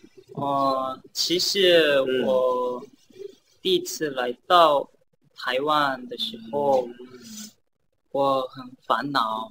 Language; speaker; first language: Chinese; non-native, learner; Korean